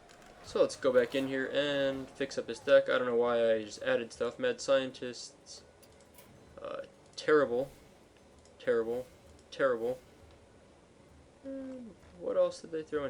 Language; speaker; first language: English; native; English